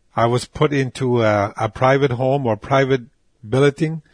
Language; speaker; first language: English; non-native, fluent; Cree